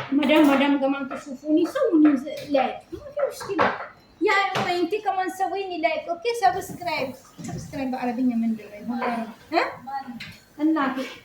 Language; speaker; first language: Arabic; non-native, learner; Amharic